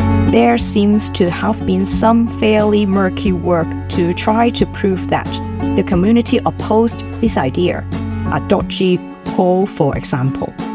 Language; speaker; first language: English; non-native, local second language; Cantonese